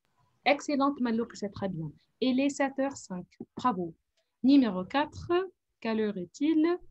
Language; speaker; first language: French; non-native, fluent; Arabic